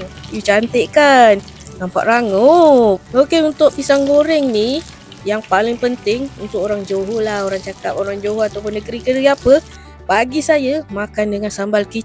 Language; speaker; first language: Malay; native; Malay